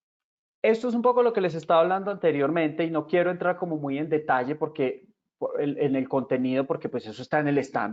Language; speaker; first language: Spanish; native; Spanish